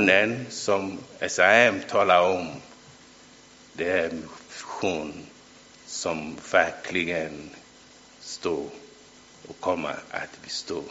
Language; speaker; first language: Swedish; non-native, fluent; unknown